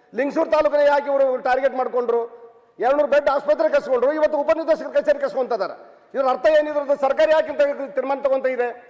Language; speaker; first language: Kannada; native; Kannada